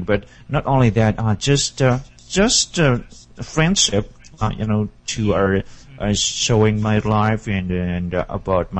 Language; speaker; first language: English; non-native, learner; Japanese